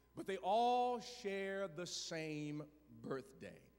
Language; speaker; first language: English; native; English